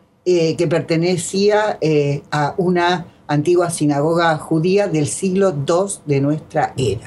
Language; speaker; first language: Spanish; native; Spanish